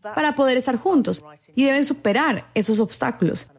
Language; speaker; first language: Spanish; non-native, fluent; English